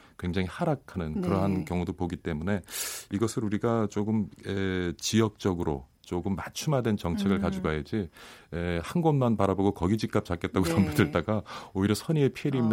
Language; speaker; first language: Korean; native; Korean